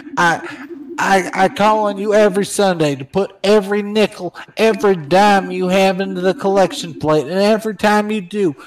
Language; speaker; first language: English; native; English